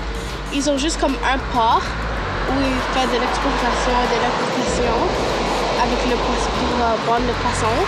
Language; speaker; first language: French; early bilingual, other home language; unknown